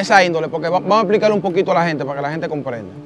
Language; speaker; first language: Spanish; native; Spanish